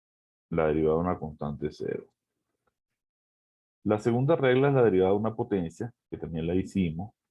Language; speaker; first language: Spanish; native; Spanish